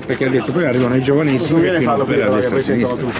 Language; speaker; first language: Italian; native; Italian